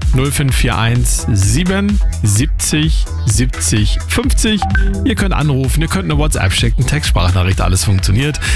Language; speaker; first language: German; native; German